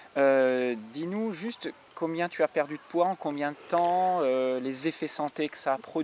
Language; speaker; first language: French; native; French